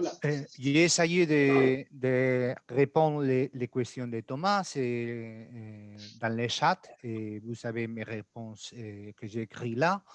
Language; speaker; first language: French; non-native, learner; Spanish